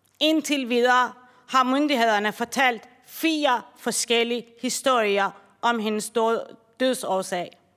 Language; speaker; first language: Danish; non-native, fluent; Persian